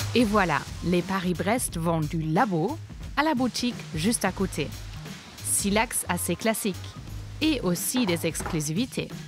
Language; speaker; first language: French; non-native, fluent; German